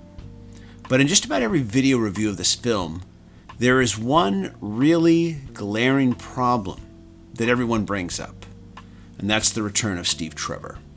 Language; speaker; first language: English; native; English